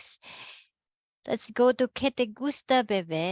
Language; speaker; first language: Spanish; non-native, fluent; Filipino